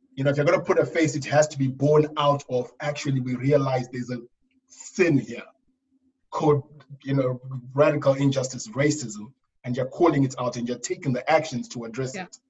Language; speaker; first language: English; non-native, local second language; Shona